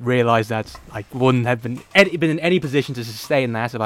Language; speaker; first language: English; native; English